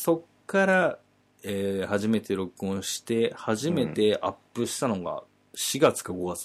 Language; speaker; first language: Japanese; native; Japanese